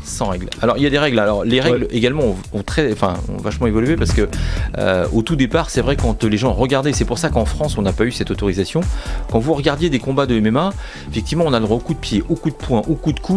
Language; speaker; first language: French; native; French